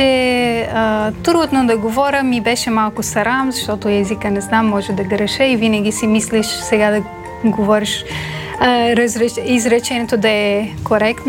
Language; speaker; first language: Bulgarian; non-native, learner; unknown